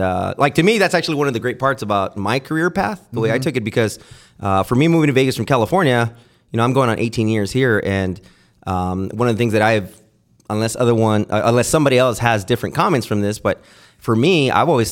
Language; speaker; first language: English; native; English